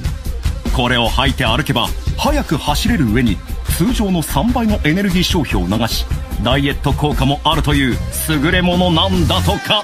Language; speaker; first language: Japanese; native; Japanese